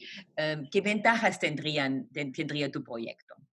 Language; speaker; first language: Spanish; non-native, fluent; German